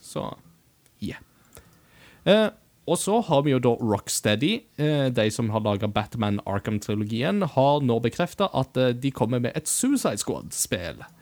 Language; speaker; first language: Norwegian; native; Norwegian